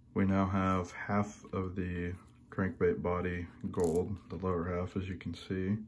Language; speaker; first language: English; native; English